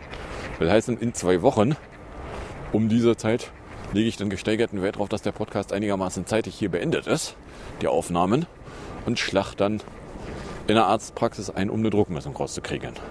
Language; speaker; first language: German; native; German